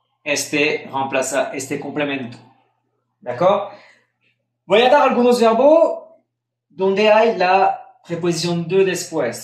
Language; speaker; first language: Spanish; non-native, fluent; French